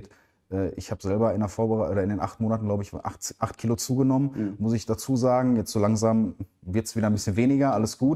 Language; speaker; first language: German; native; German